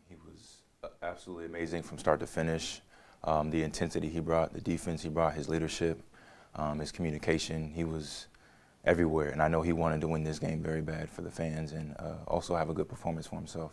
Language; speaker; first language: English; native; English